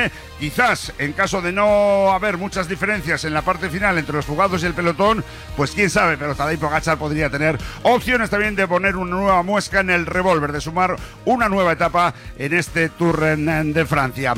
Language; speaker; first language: Spanish; native; Spanish